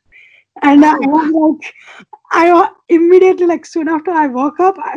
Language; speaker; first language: English; non-native, local second language; Telugu